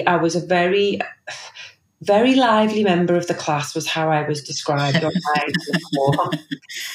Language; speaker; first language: English; native; English